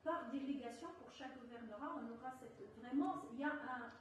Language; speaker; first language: French; non-native, local second language; Arabic